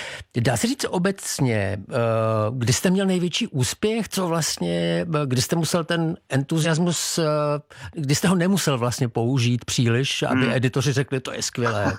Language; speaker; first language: Czech; native; Czech